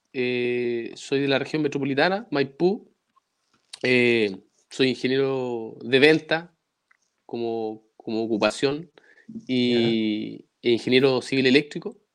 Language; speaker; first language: Spanish; native; Spanish